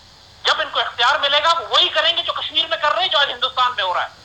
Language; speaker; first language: Urdu; native; Urdu